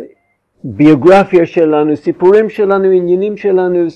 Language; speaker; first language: Hebrew; non-native, fluent; English